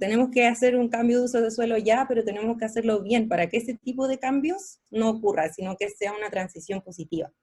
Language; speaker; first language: Spanish; native; Spanish